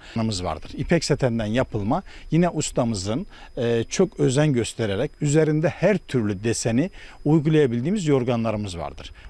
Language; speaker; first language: Turkish; native; Turkish